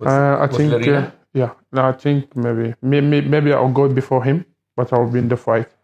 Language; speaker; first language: English; non-native, learner; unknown